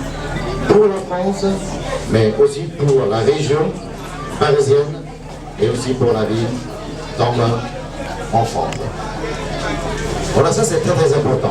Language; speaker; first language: French; non-native, fluent; Chinese